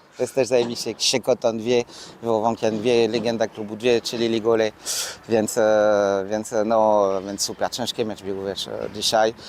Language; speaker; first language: Polish; non-native, learner; French